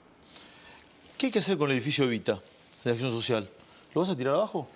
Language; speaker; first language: Spanish; native; Spanish